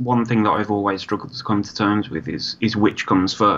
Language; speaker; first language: English; native; English